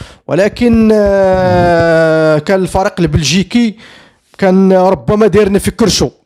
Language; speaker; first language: Arabic; native; Arabic